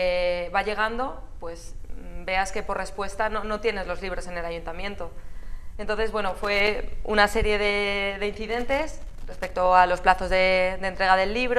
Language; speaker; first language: Spanish; native; Spanish